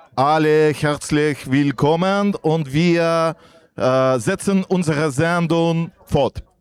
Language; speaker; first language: German; non-native, fluent; Russian